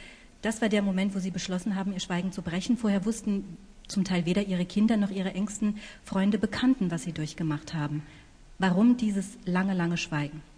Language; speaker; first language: German; native; German